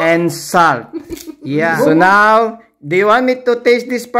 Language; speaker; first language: English; non-native, local second language; Filipino